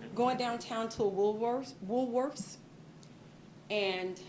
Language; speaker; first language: English; native; English